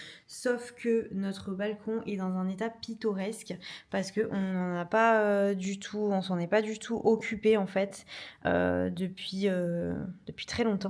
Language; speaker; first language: French; native; French